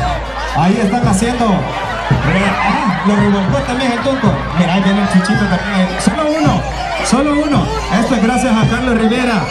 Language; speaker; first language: Spanish; native; Spanish